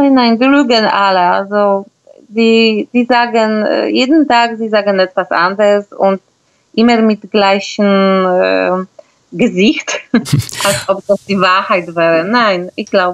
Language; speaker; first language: German; non-native, fluent; Polish